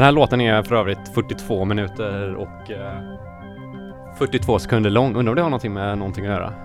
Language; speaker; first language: Swedish; native; Swedish